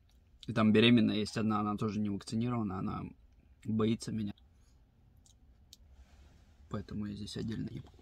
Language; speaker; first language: Russian; native; Russian